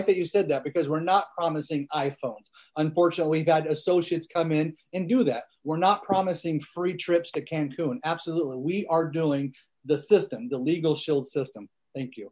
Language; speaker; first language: English; early bilingual, other home language; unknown